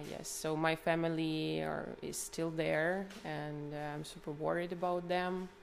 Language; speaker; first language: English; non-native, fluent; Ukrainian